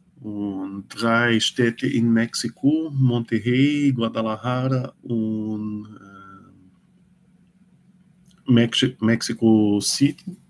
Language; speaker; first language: German; non-native, learner; Portuguese